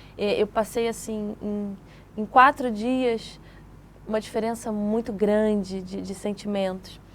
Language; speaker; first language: Portuguese; native; Portuguese